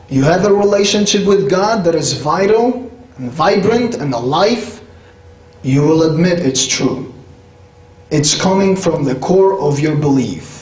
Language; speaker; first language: English; non-native, fluent; Polish